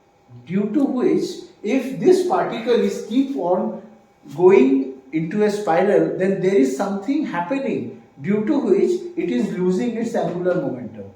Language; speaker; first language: English; non-native, local second language; Bangla